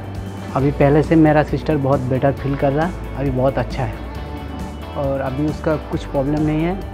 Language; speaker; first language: Hindi; non-native, local second language; Bangla